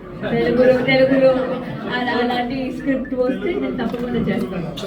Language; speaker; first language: Telugu; non-native, fluent; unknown